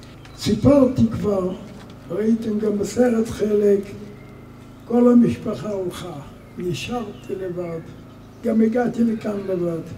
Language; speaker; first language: Hebrew; non-native, fluent; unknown